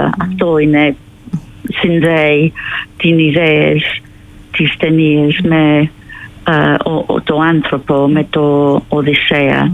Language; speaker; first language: Greek; non-native, fluent; English